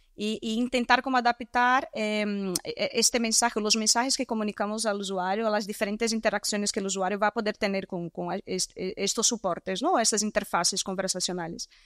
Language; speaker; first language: Spanish; non-native, fluent; Portuguese